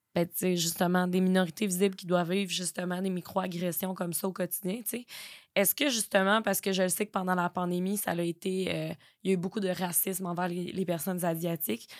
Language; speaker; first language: French; native; French